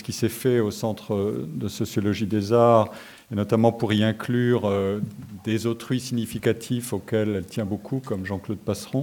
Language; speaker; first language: French; native; French